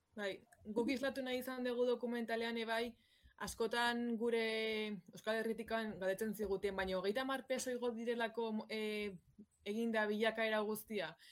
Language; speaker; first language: Basque; native; Basque